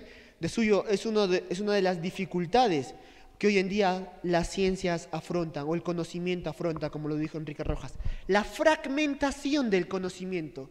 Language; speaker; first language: Spanish; native; Spanish